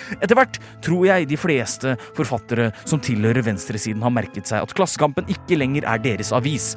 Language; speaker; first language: Norwegian; native; Norwegian